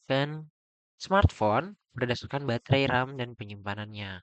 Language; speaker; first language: Indonesian; native; Indonesian